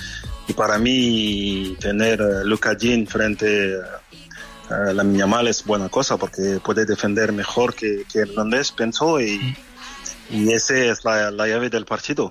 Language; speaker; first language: Spanish; non-native, fluent; French